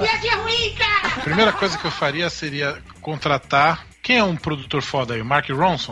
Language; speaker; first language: Portuguese; native; Portuguese